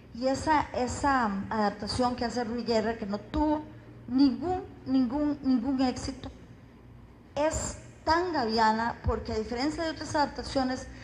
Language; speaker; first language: Spanish; native; Spanish